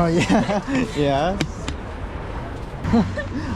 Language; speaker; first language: English; non-native, learner; Korean